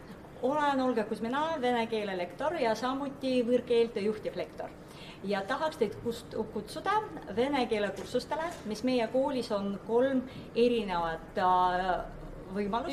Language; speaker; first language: Estonian; non-native, fluent; Russian